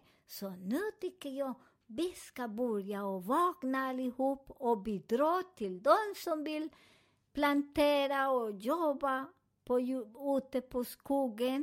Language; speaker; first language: Swedish; non-native, learner; Spanish